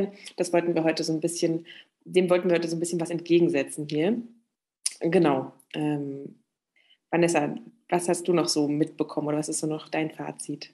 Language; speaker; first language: German; native; German